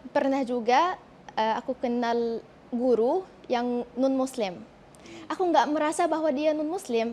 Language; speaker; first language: Indonesian; non-native, fluent; Arabic